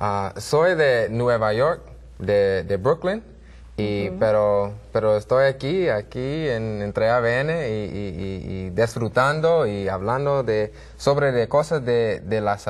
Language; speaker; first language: Spanish; non-native, learner; English